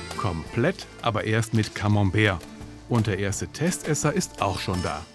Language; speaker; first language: German; native; German